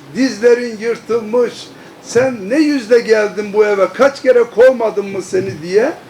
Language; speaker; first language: Turkish; native; Turkish